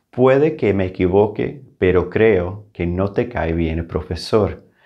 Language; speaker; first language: Spanish; non-native, fluent; English